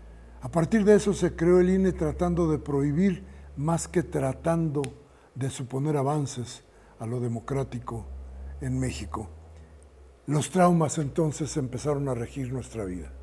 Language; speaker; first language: Spanish; native; Spanish